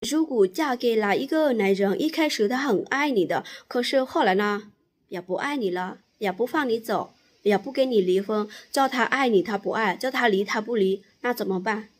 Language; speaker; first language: Chinese; non-native, fluent; Lao